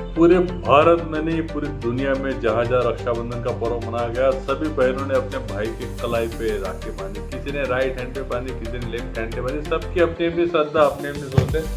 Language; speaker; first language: Hindi; non-native, local second language; Marathi